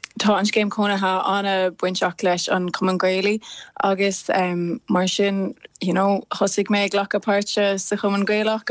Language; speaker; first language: Irish; non-native, local second language; English